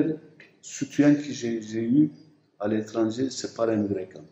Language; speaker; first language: French; non-native, fluent; Turkish